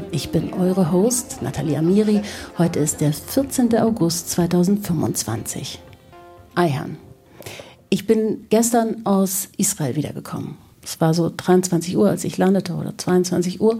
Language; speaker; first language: German; native; German